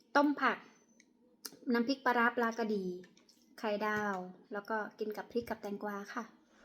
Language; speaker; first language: Thai; non-native, local second language; Khmer